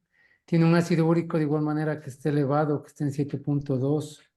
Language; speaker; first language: Spanish; native; Spanish